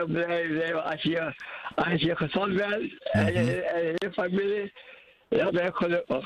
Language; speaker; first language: Dutch; non-native, learner; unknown